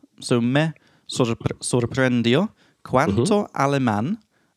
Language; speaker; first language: Spanish; non-native, learner; English